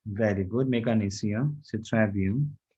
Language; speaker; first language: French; non-native, fluent; Hindi